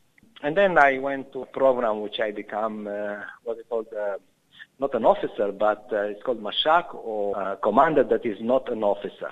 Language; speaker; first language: English; non-native, fluent; Romanian